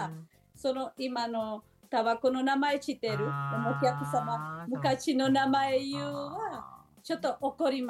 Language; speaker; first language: Japanese; non-native, learner; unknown